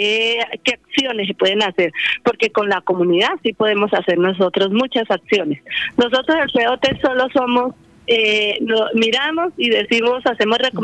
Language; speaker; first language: Spanish; native; Spanish